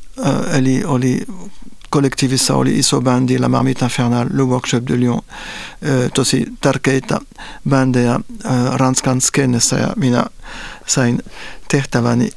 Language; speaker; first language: Finnish; non-native, fluent; Spanish